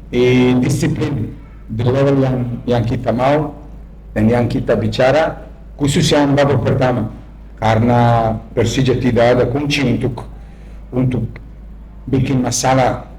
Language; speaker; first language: Indonesian; non-native, fluent; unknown